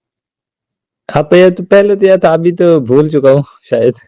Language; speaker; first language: Hindi; non-native, learner; Bangla